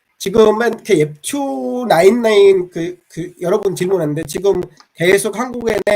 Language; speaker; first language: Korean; non-native, fluent; Bangla